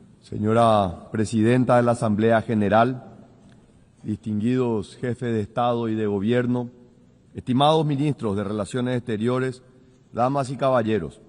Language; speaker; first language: Spanish; native; Spanish